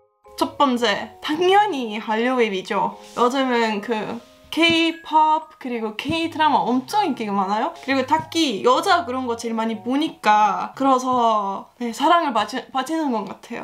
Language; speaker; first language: Korean; non-native, fluent; Estonian